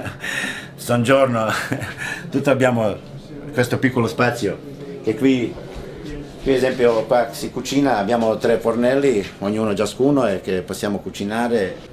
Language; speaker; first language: Italian; non-native, fluent; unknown